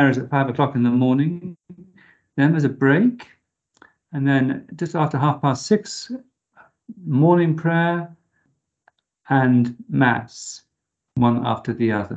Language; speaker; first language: English; native; English